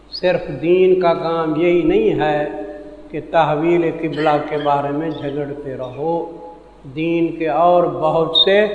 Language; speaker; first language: Urdu; non-native, local second language; Saraiki